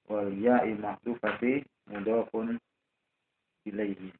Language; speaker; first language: Arabic; non-native, learner; Indonesian